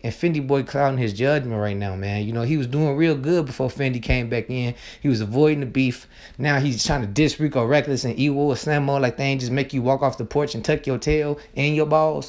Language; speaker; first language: English; native; English